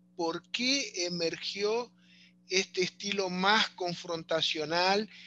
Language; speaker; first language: Spanish; non-native, fluent; Portuguese